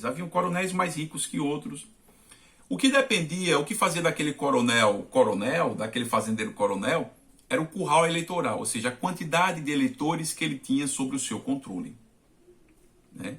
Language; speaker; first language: Portuguese; native; Portuguese